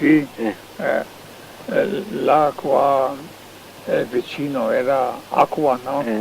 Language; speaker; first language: Italian; non-native, learner; Slovenian